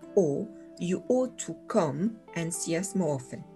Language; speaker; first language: English; non-native, fluent; French